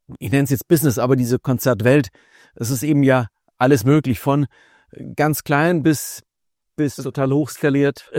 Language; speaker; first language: German; native; German